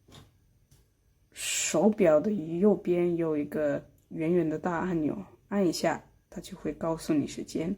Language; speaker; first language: Chinese; non-native, fluent; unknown